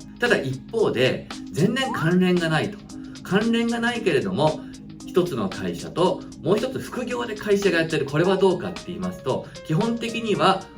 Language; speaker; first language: Japanese; native; Japanese